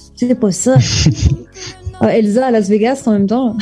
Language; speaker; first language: French; native; French